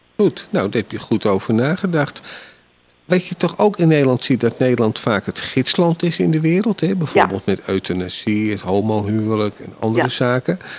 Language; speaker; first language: Dutch; native; Dutch